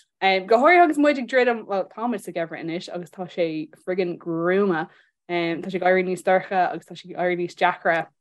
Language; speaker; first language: Irish; non-native, local second language; English